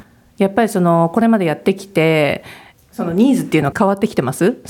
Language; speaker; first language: Japanese; native; Japanese